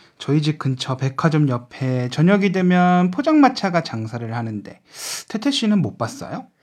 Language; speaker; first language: Korean; native; Korean